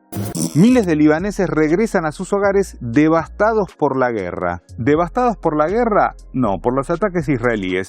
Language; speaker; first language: Spanish; native; Spanish